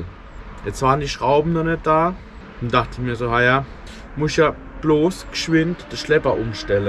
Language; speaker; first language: German; native; German